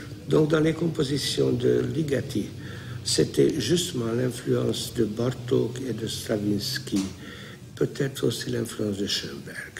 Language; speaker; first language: French; non-native, fluent; Hungarian